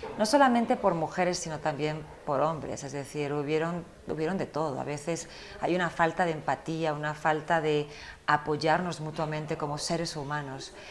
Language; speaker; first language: Spanish; early bilingual, heritage; Spanish